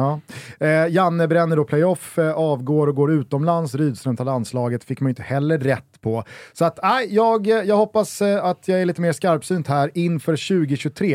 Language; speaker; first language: Swedish; native; Swedish